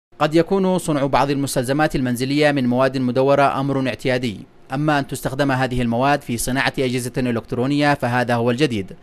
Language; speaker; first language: Arabic; native; Arabic